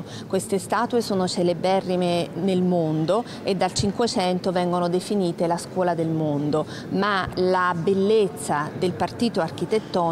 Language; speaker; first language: Italian; native; Italian